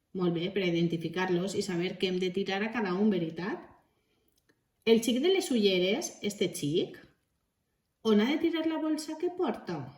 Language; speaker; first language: Catalan; native; Catalan